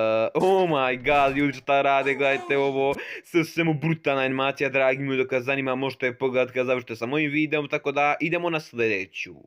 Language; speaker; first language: Serbian; native; Serbian